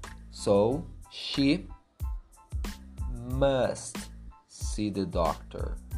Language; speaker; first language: English; non-native, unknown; Portuguese